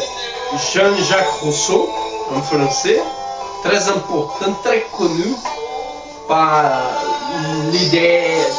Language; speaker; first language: French; non-native, learner; Spanish